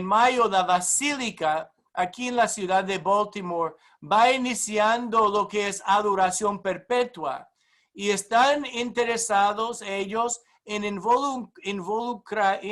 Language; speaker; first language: Spanish; non-native, fluent; English